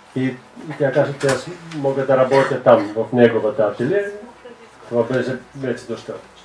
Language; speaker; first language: Bulgarian; non-native, fluent; Finnish